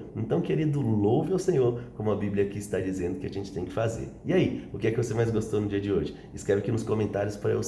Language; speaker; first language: Portuguese; native; Portuguese